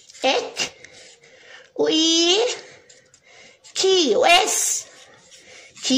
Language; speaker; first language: Arabic; native; Arabic